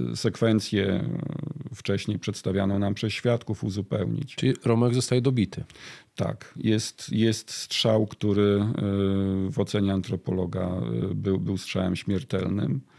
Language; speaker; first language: Polish; native; Polish